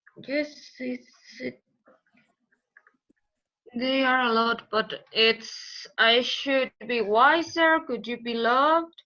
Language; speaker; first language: English; non-native, learner; Spanish